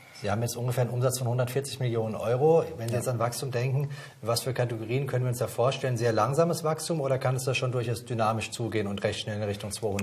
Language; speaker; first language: German; native; German